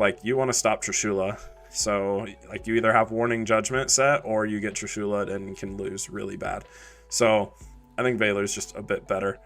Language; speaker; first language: English; native; English